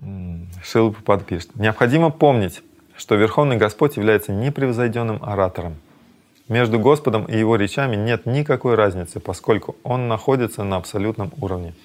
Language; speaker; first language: Russian; native; Russian